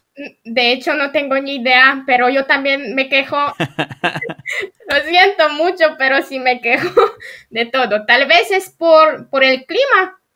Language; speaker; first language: Spanish; non-native, fluent; Polish